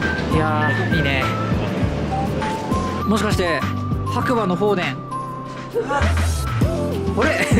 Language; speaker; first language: Japanese; native; Japanese